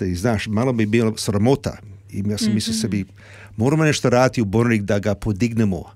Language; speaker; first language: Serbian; early bilingual, heritage; Serbian